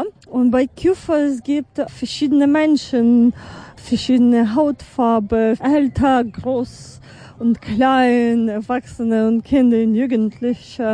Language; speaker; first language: German; non-native, fluent; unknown